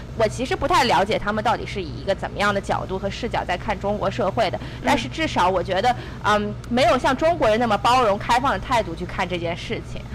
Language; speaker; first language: Chinese; native; Chinese